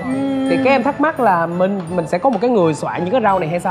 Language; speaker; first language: Vietnamese; native; Vietnamese